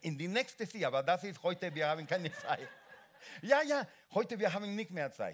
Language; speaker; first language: German; non-native, learner; Spanish